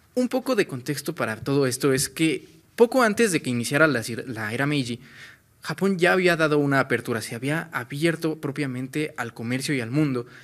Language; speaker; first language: Spanish; native; Spanish